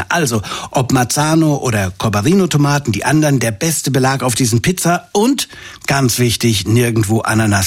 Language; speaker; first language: German; native; German